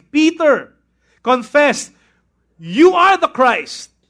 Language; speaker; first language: English; non-native, local second language; Filipino